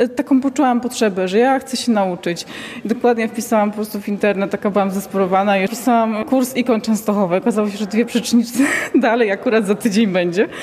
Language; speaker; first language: Polish; native; Polish